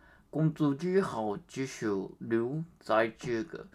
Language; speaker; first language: Chinese; non-native, learner; Japanese